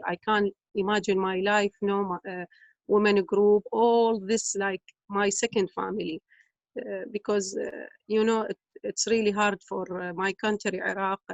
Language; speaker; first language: English; non-native, learner; Arabic